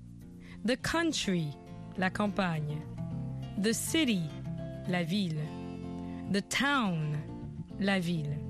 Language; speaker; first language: English; non-native, fluent; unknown